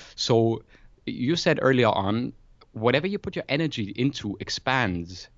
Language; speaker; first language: English; non-native, fluent; German